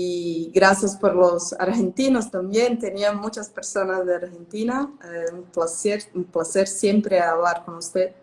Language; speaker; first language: Spanish; non-native, fluent; Portuguese